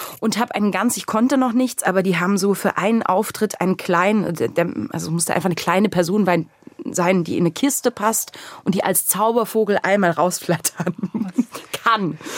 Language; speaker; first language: German; native; German